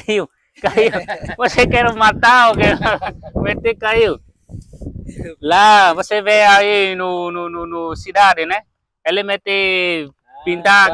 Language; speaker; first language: Portuguese; non-native, learner; Vietnamese